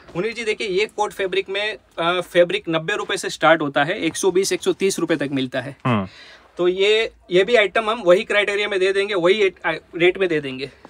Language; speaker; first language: Hindi; non-native, local second language; Gujarati